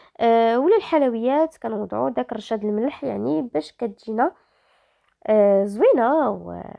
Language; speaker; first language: Arabic; native; Arabic